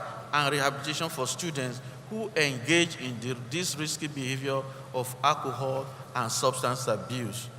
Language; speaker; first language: English; non-native, local second language; Yoruba